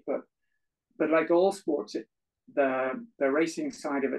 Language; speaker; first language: English; native; English